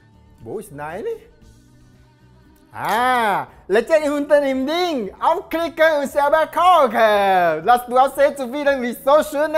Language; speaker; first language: German; non-native, learner; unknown